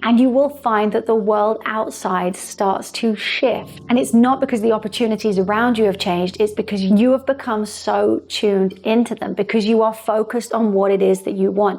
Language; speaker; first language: English; native; English